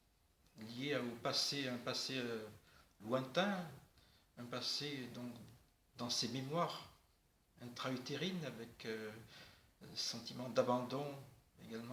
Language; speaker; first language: French; native; French